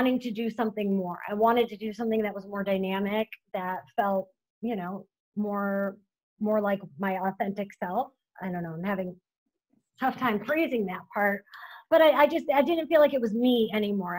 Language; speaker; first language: English; native; English